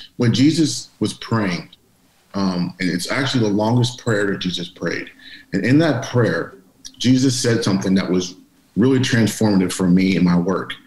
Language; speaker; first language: English; native; English